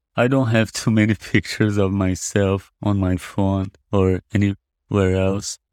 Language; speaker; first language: English; non-native, fluent; Portuguese